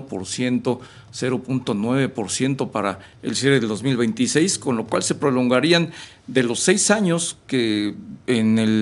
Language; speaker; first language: Spanish; native; Spanish